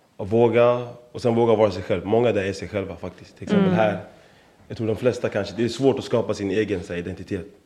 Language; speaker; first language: Swedish; early bilingual, other home language; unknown